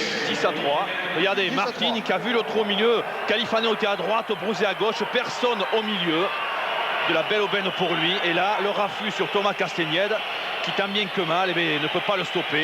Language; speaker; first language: French; native; French